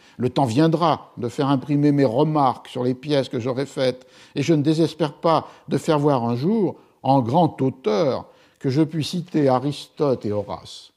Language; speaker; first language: French; native; French